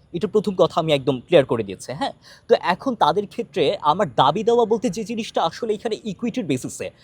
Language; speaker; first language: Bangla; non-native, local second language; Chakma